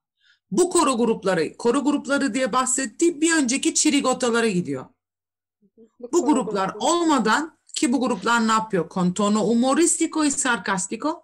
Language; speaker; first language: Turkish; native; Turkish